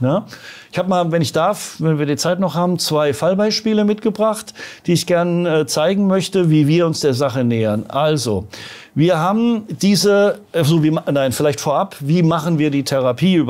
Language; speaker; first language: German; native; German